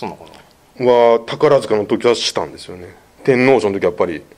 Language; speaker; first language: Japanese; native; Japanese